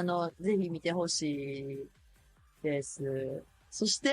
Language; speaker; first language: Japanese; native; Japanese